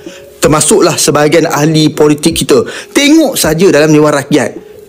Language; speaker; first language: Malay; native; Malay